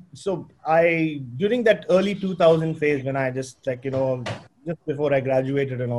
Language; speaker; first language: English; non-native, local second language; Tamil